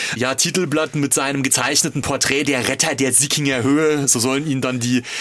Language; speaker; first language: German; native; German